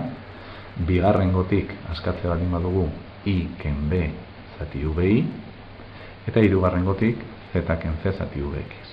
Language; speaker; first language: Basque; native; Basque